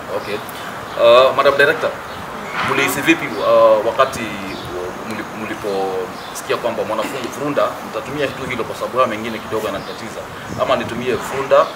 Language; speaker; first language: Swahili; non-native, local second language; Kikuyu